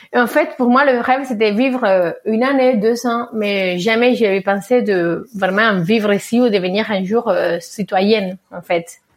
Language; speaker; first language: French; early bilingual, other home language; Spanish